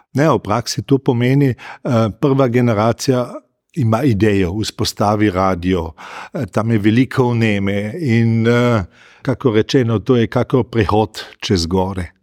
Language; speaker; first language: Slovenian; native; Slovenian